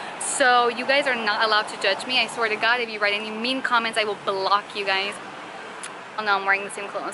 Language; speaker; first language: English; early bilingual, other home language; Spanish